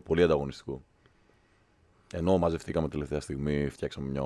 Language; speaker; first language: Greek; native; Greek